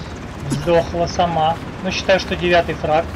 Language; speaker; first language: Russian; native; Russian